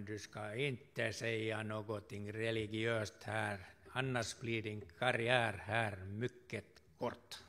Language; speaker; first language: Swedish; non-native, fluent; Finnish